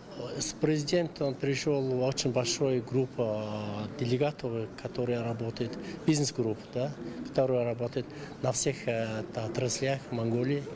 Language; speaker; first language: Russian; non-native, learner; Mongolian